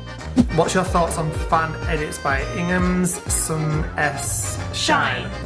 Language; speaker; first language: English; native; English